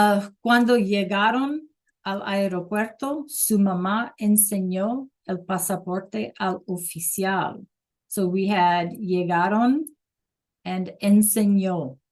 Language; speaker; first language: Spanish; non-native, fluent; English